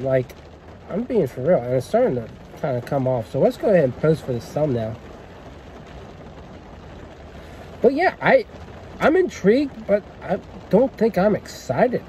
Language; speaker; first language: English; native; English